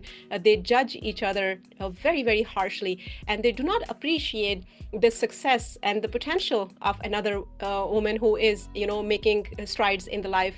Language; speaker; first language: English; non-native, fluent; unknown